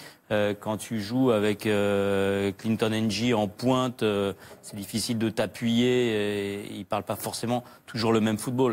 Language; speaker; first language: French; native; French